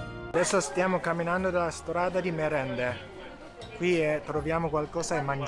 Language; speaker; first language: Italian; non-native, learner; Japanese